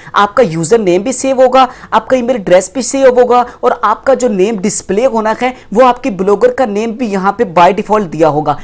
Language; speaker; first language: Urdu; non-native, local second language; Punjabi